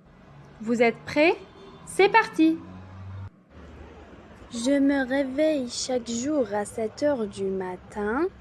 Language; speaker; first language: French; non-native, local second language; Arabic